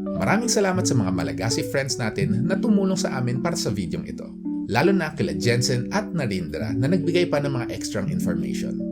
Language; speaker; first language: Filipino; native; Filipino